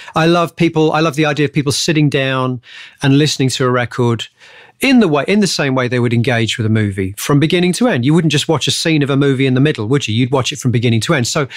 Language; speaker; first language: English; native; English